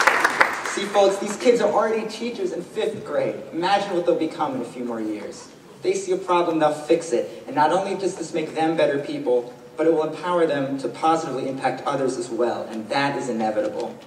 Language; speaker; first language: English; native; English